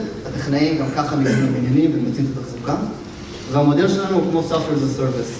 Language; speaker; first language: Hebrew; native; Hebrew